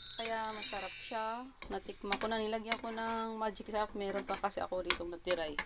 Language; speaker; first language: Filipino; native; Filipino